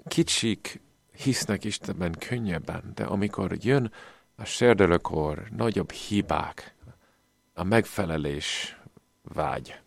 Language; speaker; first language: Hungarian; non-native, fluent; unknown